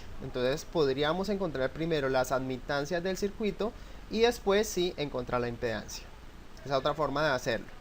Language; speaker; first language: Spanish; native; Spanish